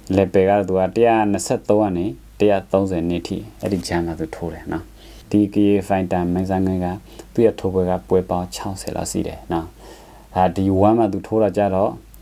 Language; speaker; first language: Burmese; non-native, local second language; S'gaw Karen